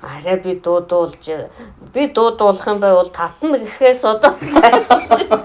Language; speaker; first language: Mongolian; non-native, fluent; Russian